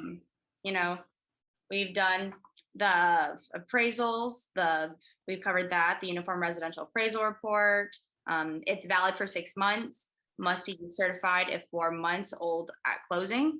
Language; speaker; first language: English; native; English